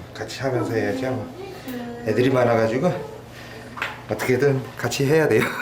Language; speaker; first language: Korean; native; Korean